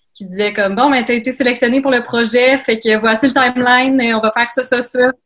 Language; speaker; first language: French; native; French